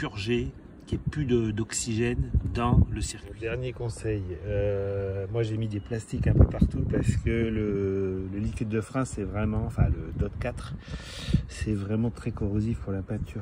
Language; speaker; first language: French; native; French